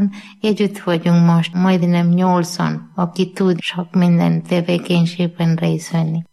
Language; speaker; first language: Hungarian; non-native, learner; Malayalam